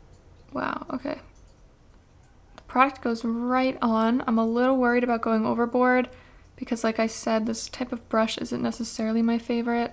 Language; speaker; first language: English; native; English